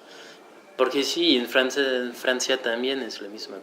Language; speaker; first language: Spanish; non-native, fluent; French